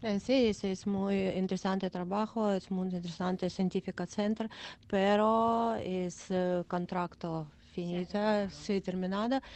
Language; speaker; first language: Spanish; non-native, learner; Ukrainian